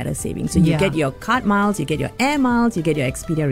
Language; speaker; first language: English; non-native, local second language; Tamil